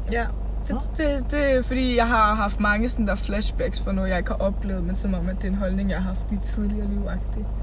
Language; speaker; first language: Danish; native; Danish